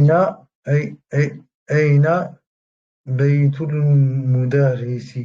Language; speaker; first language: Arabic; non-native, learner; French